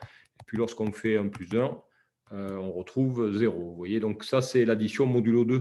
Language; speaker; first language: French; native; French